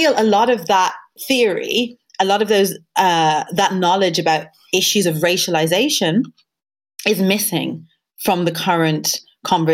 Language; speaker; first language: English; native; English